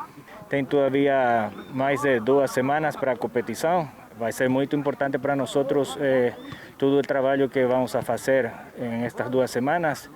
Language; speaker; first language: Portuguese; non-native, fluent; Spanish